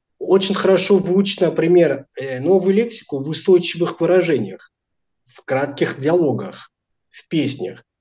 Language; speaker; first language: Russian; non-native, fluent; Portuguese